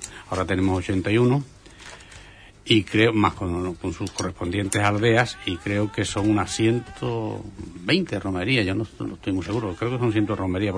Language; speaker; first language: Spanish; native; Spanish